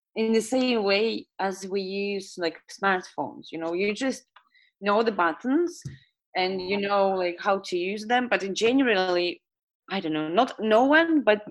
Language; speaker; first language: English; non-native, fluent; Estonian